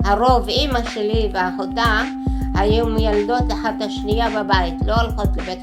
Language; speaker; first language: Hebrew; early bilingual, other home language; Arabic